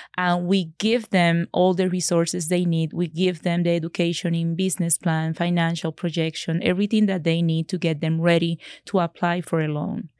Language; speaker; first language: English; non-native, fluent; Spanish